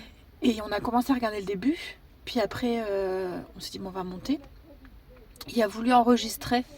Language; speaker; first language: French; native; French